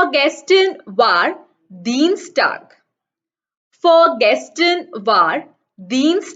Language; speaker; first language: German; non-native, fluent; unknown